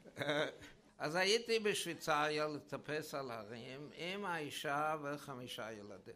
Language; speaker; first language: Hebrew; non-native, fluent; English